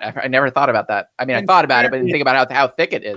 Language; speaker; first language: English; native; English